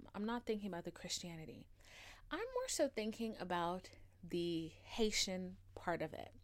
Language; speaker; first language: English; early bilingual, other home language; Haitian Creole